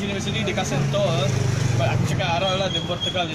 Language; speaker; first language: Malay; non-native, fluent; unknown